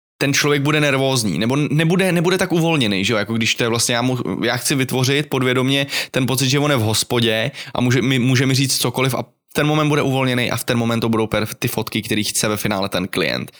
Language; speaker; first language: Czech; native; Czech